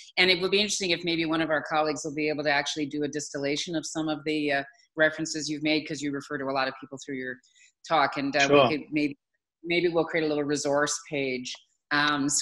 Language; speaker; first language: English; native; English